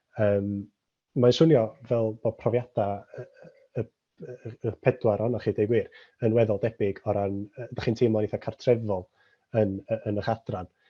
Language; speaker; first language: Welsh; native; Welsh